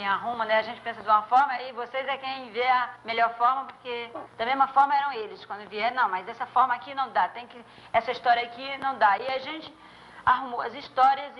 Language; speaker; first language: Portuguese; native; Portuguese